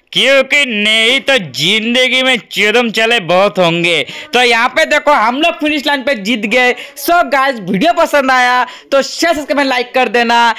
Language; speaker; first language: Hindi; native; Hindi